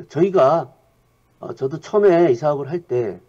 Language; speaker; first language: Korean; native; Korean